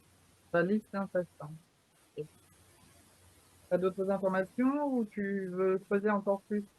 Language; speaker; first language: French; native; French